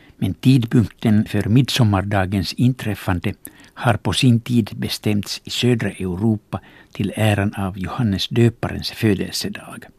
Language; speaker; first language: Swedish; non-native, local second language; Finnish